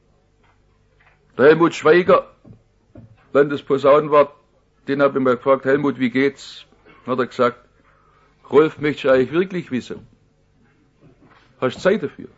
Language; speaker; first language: German; native; German